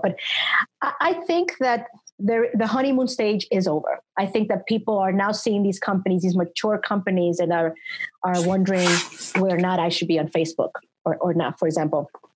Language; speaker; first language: English; early bilingual, other home language; Spanish